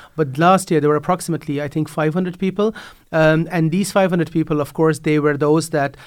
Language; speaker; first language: English; non-native, fluent; Dutch